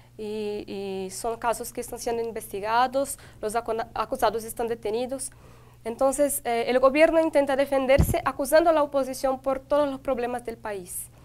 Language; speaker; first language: Spanish; non-native, fluent; Portuguese